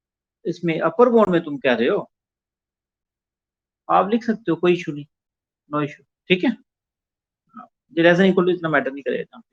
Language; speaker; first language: Hindi; non-native, local second language; Punjabi